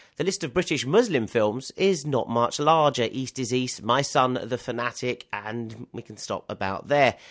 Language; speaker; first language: English; native; English